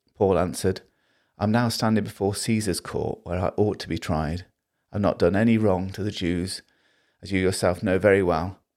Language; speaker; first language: English; native; English